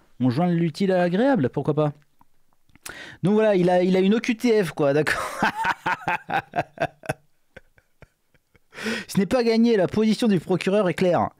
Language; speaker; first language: French; native; French